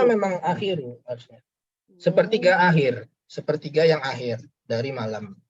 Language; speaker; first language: Indonesian; native; Indonesian